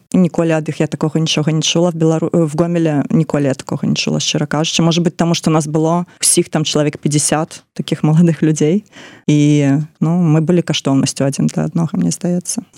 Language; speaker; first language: Belarusian; non-native, local second language; Russian